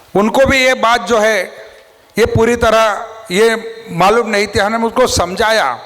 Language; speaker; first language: Hindi; non-native, local second language; Marathi